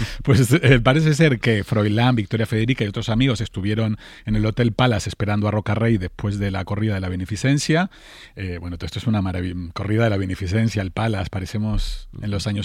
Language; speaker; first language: Spanish; native; Spanish